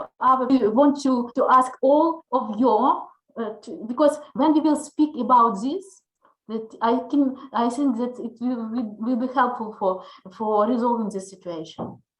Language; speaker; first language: English; non-native, learner; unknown